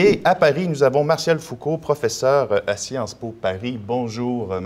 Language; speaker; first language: French; native; French